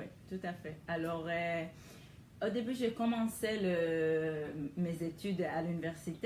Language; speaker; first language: French; non-native, learner; Hebrew